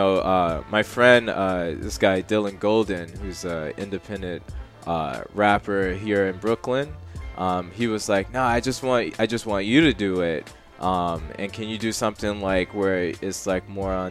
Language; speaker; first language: English; native; English